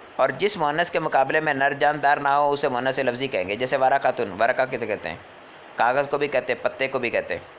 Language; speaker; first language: Urdu; native; Urdu